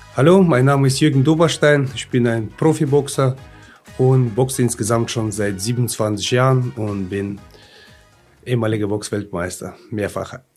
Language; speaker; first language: German; early bilingual, other home language; Russian